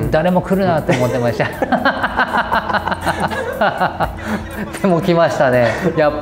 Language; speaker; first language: Japanese; native; Japanese